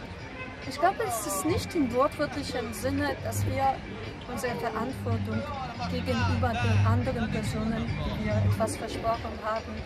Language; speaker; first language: German; non-native, fluent; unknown